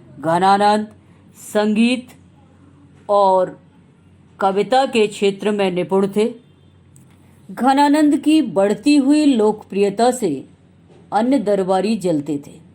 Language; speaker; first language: Hindi; native; Hindi